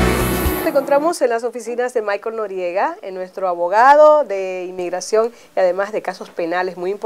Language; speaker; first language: Spanish; native; Spanish